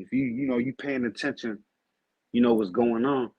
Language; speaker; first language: English; native; English